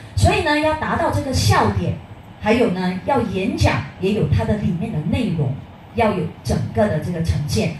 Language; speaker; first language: Chinese; native; Chinese